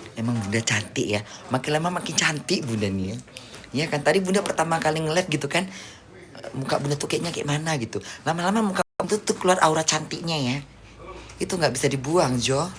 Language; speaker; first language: Indonesian; native; Indonesian